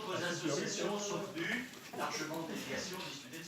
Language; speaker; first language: French; native; French